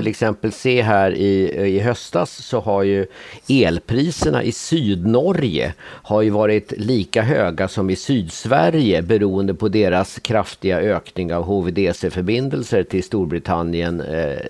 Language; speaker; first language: Swedish; native; Swedish